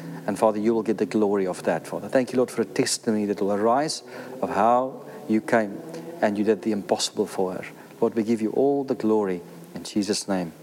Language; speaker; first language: English; non-native, local second language; Afrikaans